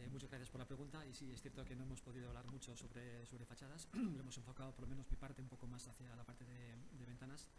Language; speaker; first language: Spanish; native; Spanish